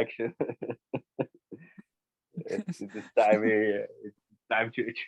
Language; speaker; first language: English; non-native, learner; Portuguese